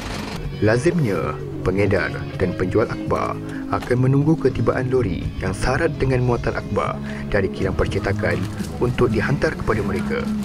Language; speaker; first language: Malay; native; Malay